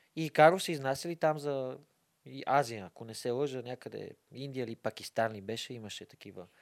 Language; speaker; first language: Bulgarian; native; Bulgarian